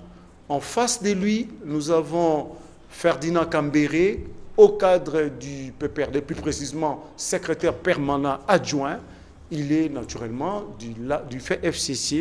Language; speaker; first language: French; non-native, local second language; Lingala